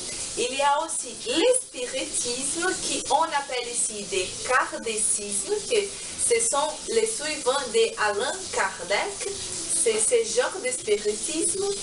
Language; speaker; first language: French; non-native, learner; Portuguese